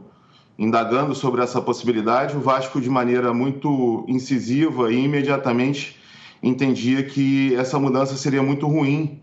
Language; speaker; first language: Portuguese; native; Portuguese